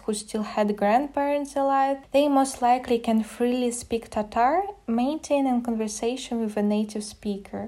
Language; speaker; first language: English; non-native, fluent; Russian